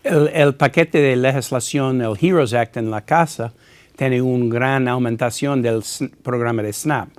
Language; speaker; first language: Spanish; non-native, fluent; English